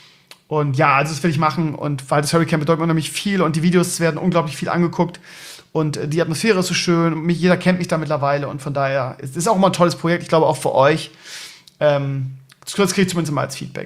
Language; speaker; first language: German; native; German